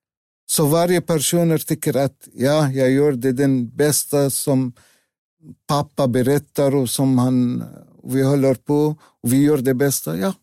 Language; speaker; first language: Swedish; non-native, learner; Arabic